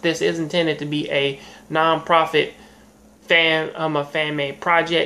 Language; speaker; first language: English; native; English